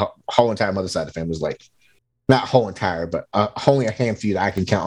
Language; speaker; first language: English; native; English